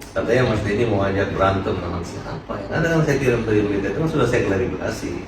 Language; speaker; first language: Indonesian; native; Indonesian